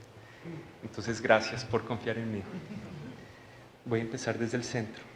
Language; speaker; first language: Portuguese; non-native, learner; Spanish